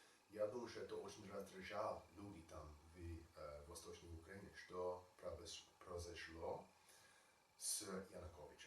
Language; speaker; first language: Russian; non-native, learner; English